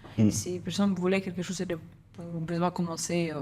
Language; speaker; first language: French; non-native, learner; Ukrainian